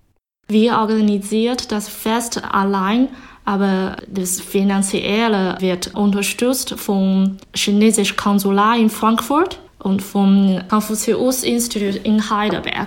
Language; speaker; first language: German; non-native, fluent; Chinese